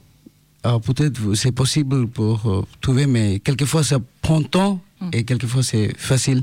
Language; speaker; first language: French; non-native, learner; Bangla